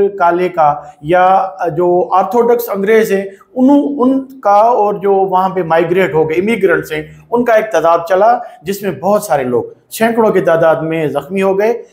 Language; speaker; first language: Urdu; non-native, local second language; Sindhi